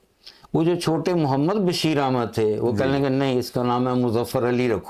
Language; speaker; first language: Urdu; non-native, local second language; Punjabi